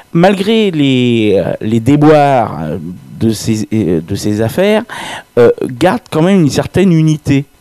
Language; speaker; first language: French; native; French